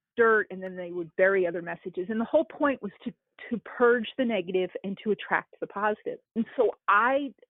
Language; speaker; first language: English; native; English